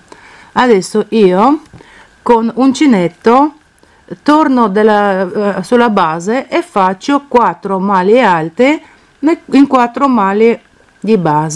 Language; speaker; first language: Italian; non-native, fluent; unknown